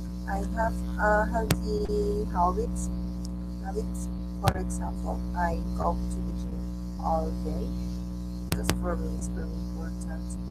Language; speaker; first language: English; non-native, learner; Spanish